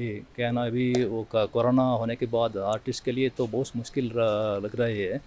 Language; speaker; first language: Hindi; non-native, local second language; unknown